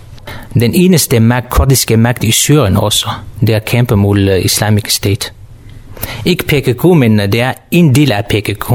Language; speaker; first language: Danish; non-native, learner; Kurdish